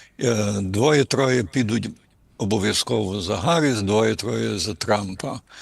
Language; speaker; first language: Ukrainian; early bilingual, heritage; Ukrainian